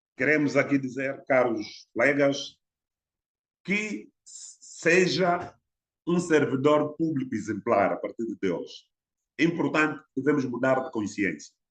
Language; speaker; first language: Portuguese; non-native, local second language; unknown